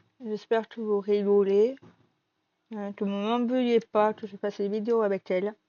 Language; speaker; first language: French; native; French